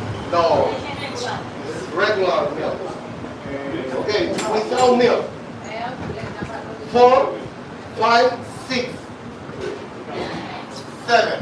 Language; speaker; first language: English; non-native, learner; Spanish